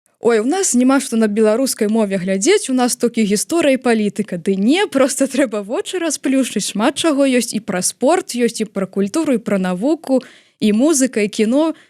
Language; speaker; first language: Belarusian; native; Belarusian